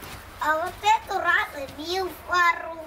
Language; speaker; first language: Russian; native; Russian